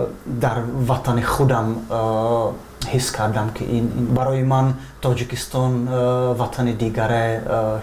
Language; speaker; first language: Tajik; non-native, fluent; Czech